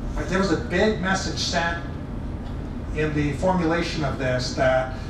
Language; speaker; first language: English; native; English